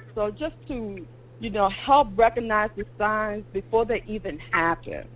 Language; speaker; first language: English; native; English